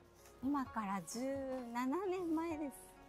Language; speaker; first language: Japanese; native; Japanese